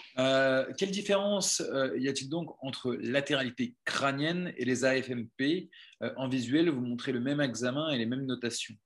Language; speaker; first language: French; native; French